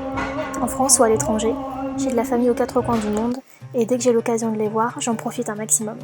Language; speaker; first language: French; native; French